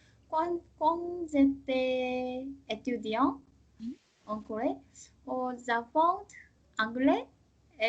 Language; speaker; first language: French; non-native, learner; Korean